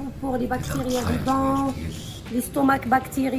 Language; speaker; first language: French; non-native, local second language; Arabic